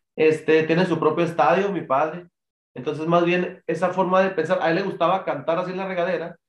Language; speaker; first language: Spanish; native; Spanish